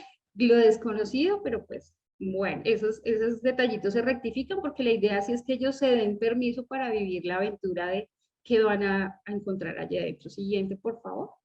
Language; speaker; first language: Spanish; native; Spanish